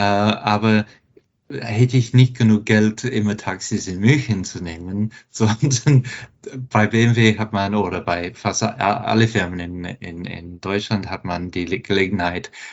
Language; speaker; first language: German; non-native, fluent; English